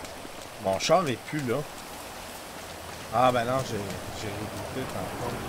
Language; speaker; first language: French; native; French